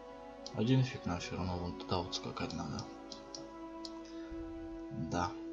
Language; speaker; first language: Russian; native; Russian